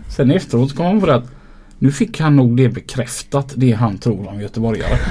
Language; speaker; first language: Swedish; native; Swedish